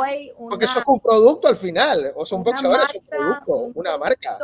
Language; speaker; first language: Spanish; native; Spanish